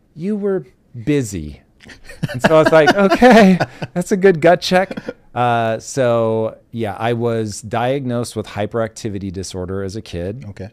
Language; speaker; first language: English; native; English